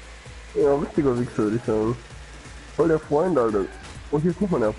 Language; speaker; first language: German; native; German